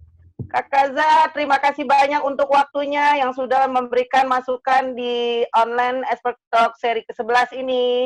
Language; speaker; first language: Indonesian; native; Indonesian